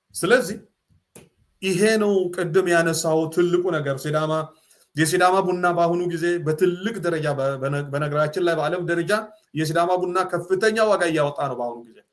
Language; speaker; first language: Amharic; non-native, local second language; Sidamo